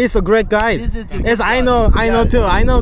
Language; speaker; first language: English; non-native, learner; Korean